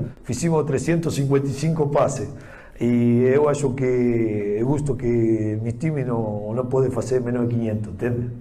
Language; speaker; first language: Portuguese; non-native, fluent; Spanish